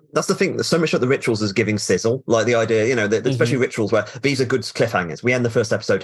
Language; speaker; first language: English; native; English